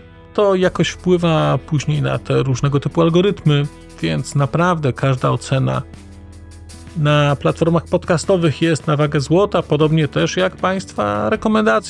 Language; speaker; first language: Polish; native; Polish